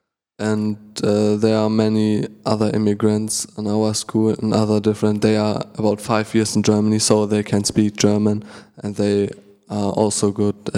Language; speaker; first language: English; non-native, learner; German